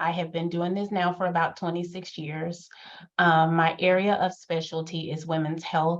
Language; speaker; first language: English; native; English